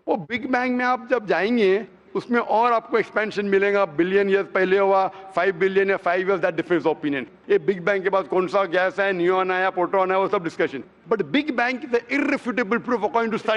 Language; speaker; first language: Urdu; non-native, local second language; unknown